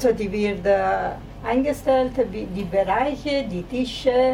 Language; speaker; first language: German; non-native, learner; Italian